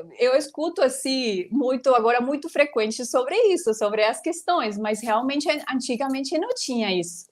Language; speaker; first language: Portuguese; non-native, fluent; Spanish